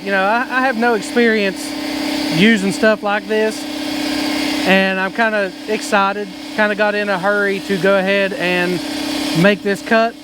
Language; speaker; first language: English; native; English